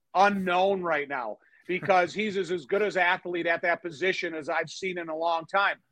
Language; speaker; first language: English; native; English